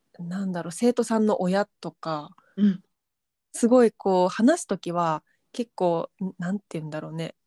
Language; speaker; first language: Japanese; native; Japanese